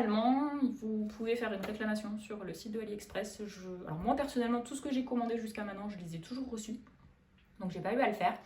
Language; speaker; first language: French; native; French